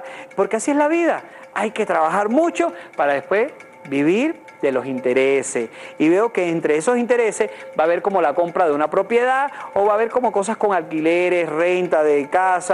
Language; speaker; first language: Spanish; native; Spanish